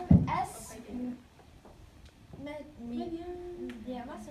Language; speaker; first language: Spanish; non-native, learner; English